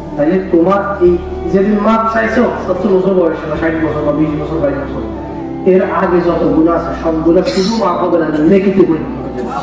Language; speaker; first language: Bangla; early bilingual, heritage; Bangla